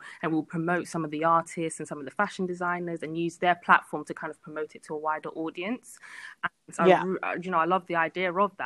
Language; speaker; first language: English; native; English